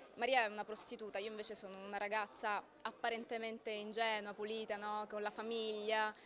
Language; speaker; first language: Italian; native; Italian